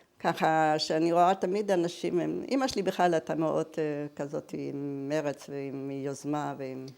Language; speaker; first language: Hebrew; early bilingual, other home language; German